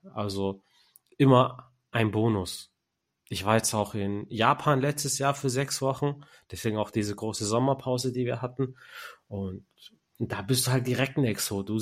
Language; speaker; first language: German; early bilingual, other home language; Turkish